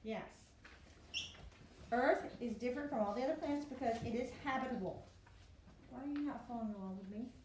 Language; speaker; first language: English; native; English